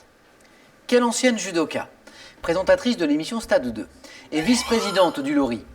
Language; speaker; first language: French; native; French